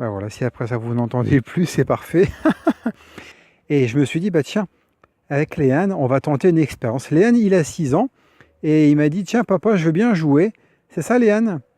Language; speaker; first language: French; native; French